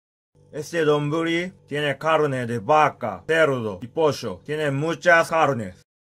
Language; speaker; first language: Spanish; non-native, learner; Japanese